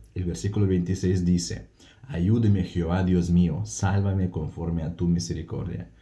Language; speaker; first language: Spanish; non-native, fluent; Russian